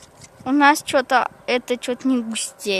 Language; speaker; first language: Russian; native; Russian